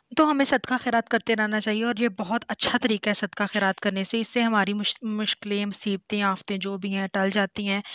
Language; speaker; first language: Urdu; native; Urdu